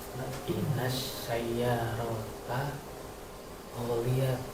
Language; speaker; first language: Arabic; non-native, learner; Indonesian